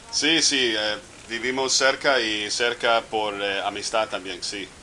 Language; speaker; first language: Spanish; non-native, fluent; English